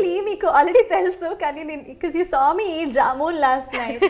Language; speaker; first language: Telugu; non-native, local second language; Kannada